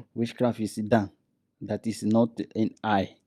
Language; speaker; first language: English; non-native, learner; Portuguese